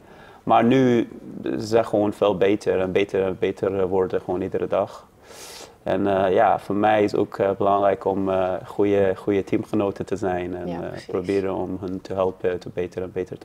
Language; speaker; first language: Dutch; non-native, learner; Persian